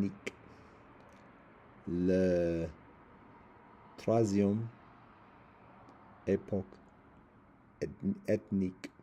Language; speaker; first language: French; non-native, learner; English